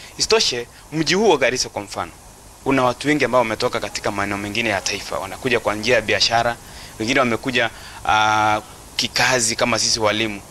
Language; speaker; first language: Swahili; non-native, local second language; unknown